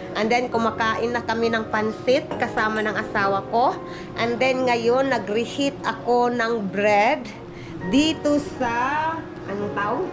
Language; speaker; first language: Filipino; non-native, local second language; Cebuano